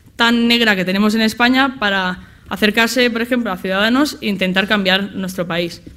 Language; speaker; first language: Spanish; native; Spanish